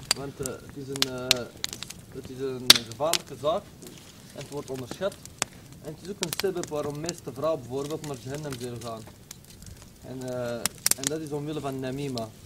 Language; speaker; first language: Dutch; early bilingual, other home language; Arabic